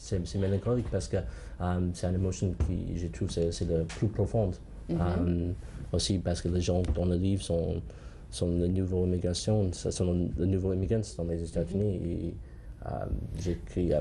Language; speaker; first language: French; non-native, learner; English